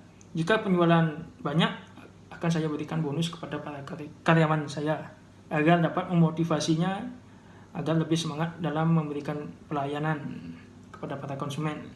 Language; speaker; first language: Indonesian; native; Indonesian